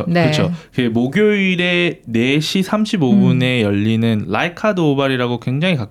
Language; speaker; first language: Korean; native; Korean